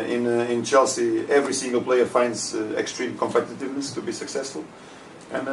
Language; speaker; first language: English; non-native, fluent; Portuguese